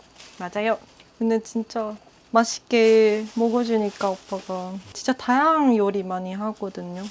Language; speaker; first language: Korean; non-native, fluent; Japanese